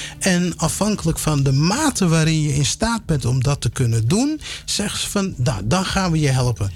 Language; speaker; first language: Dutch; early bilingual, other home language; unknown